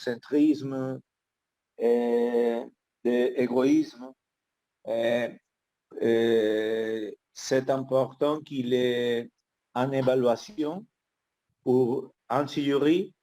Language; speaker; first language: French; non-native, learner; Spanish